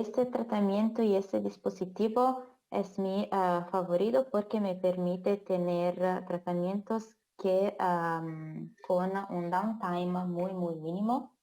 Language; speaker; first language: Spanish; non-native, fluent; Italian